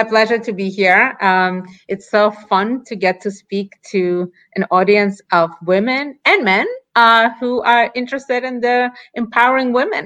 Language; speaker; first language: English; non-native, fluent; Ukrainian